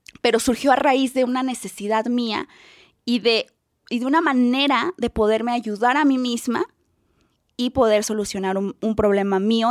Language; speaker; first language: Spanish; native; Spanish